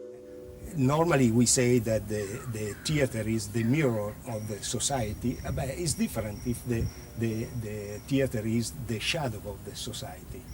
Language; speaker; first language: English; non-native, learner; Italian